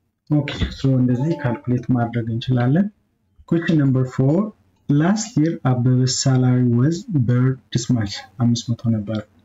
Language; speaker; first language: English; non-native, local second language; Amharic